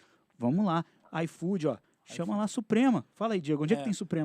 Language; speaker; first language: Portuguese; native; Portuguese